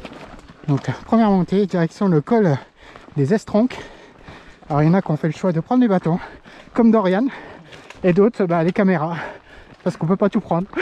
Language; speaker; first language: French; native; French